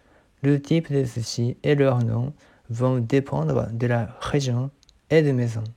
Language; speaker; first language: French; non-native, learner; Japanese